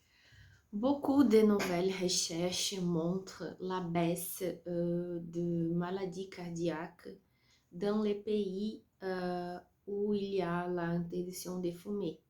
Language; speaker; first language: French; non-native, learner; Portuguese